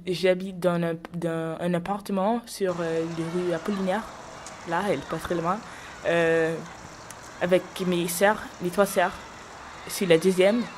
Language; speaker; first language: French; non-native, learner; English